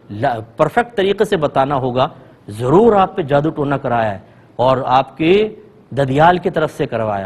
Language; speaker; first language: Urdu; native; Urdu